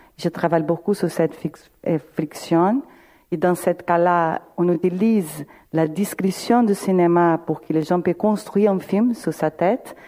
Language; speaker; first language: French; non-native, fluent; Portuguese